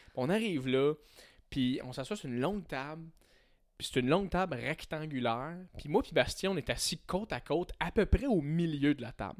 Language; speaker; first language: French; native; French